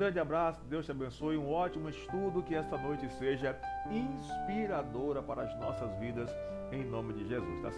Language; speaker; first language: Portuguese; native; Portuguese